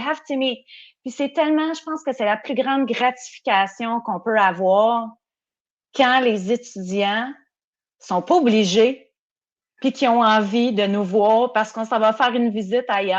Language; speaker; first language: French; native; French